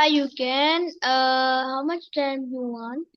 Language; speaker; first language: English; non-native, local second language; Urdu